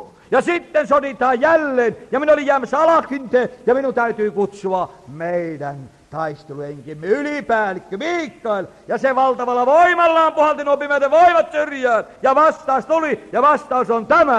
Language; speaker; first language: Finnish; native; Finnish